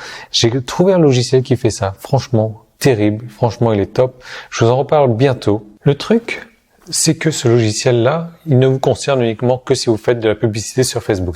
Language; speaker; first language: French; native; French